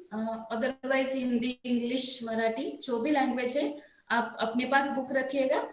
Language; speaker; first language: Hindi; non-native, local second language; Marathi